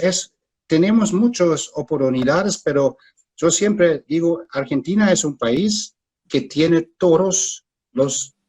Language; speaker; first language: Spanish; non-native, fluent; German